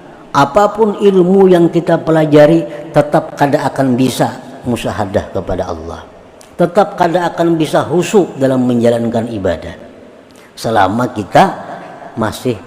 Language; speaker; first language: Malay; non-native, local second language; Banjar